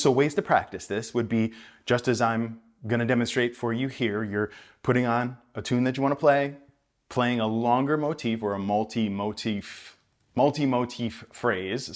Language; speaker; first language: English; native; English